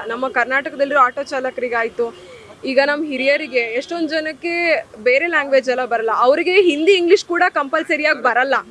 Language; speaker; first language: Kannada; native; Kannada